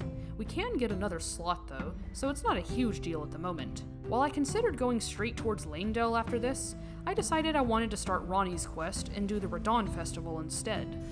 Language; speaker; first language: English; native; English